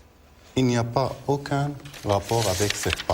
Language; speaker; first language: French; non-native, learner; Arabic